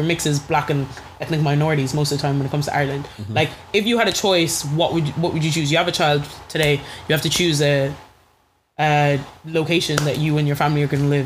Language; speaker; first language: English; native; English